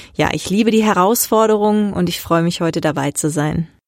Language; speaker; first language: German; native; German